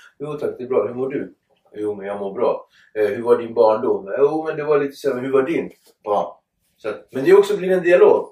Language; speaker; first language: Swedish; early bilingual, other home language; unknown